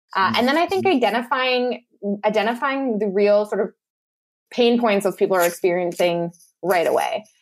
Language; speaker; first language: English; native; English